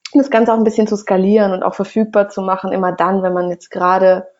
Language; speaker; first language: German; non-native, fluent; Russian